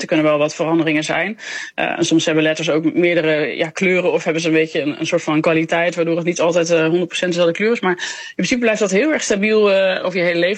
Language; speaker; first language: Dutch; native; Dutch